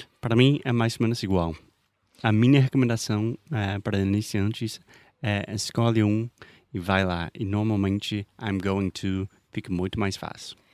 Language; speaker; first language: Portuguese; non-native, fluent; English